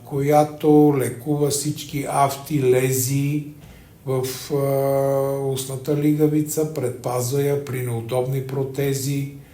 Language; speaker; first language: Bulgarian; native; Bulgarian